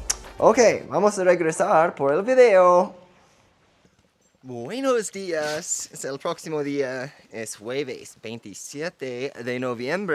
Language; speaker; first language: Spanish; non-native, fluent; English